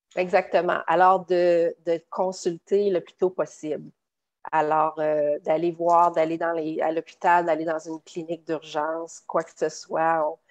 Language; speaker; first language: French; native; French